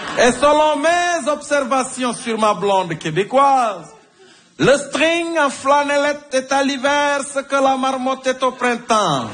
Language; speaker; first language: French; non-native, fluent; Spanish